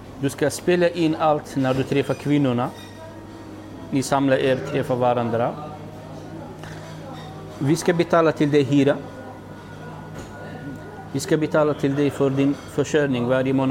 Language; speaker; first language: Swedish; non-native, learner; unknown